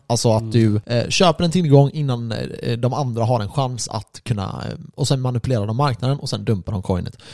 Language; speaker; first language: Swedish; native; Swedish